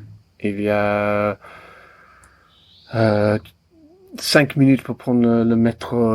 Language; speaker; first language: French; non-native, learner; English